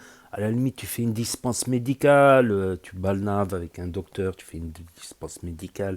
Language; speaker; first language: French; native; French